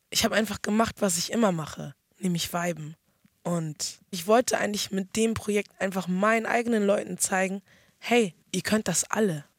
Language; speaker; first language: German; early bilingual, other home language; Akan